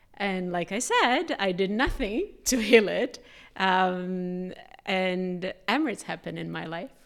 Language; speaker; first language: English; non-native, fluent; Portuguese